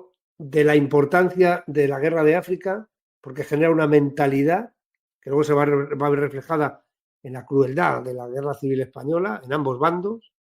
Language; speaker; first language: Spanish; native; Spanish